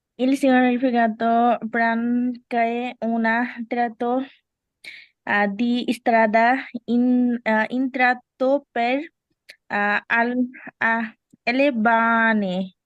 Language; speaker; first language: Italian; non-native, learner; Bangla